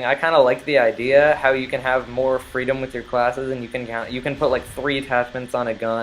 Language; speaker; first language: English; native; English